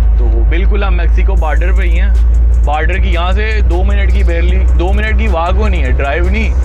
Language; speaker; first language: Urdu; non-native, local second language; Punjabi